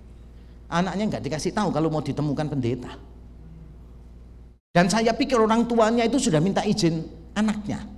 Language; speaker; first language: Indonesian; native; Indonesian